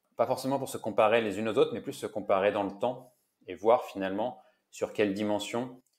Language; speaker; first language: French; native; French